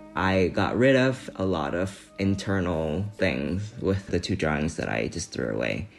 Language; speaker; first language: English; early bilingual, other home language; Vietnamese